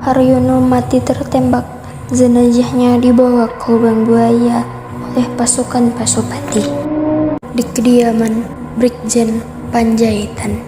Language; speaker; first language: Indonesian; native; Indonesian